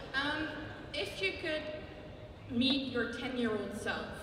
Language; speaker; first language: English; native; English